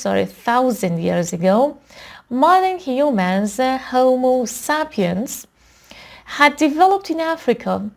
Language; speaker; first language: English; non-native, fluent; Persian